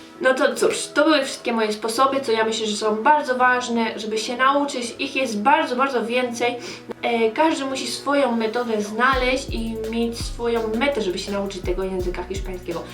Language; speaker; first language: Polish; early bilingual, heritage; Polish